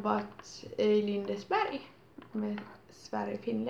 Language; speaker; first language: Swedish; non-native, local second language; Finnish